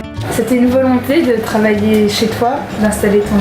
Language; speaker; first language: French; native; French